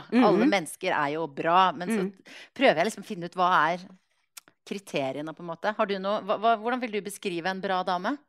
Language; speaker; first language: Norwegian; native; Norwegian